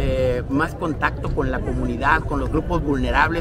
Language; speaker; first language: Spanish; native; Spanish